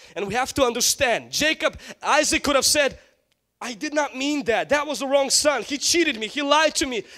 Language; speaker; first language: English; non-native, fluent; Ukrainian